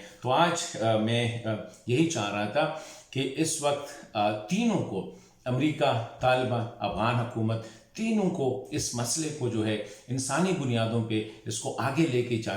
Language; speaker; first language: Hindi; non-native, local second language; Pashto